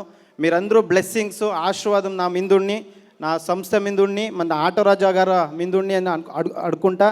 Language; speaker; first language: Telugu; non-native, learner; Kannada